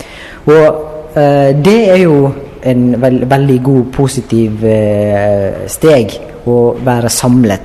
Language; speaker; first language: Norwegian; non-native, fluent; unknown